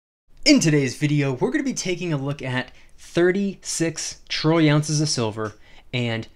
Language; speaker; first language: English; native; English